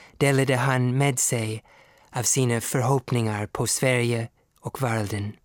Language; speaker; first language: Swedish; non-native, fluent; English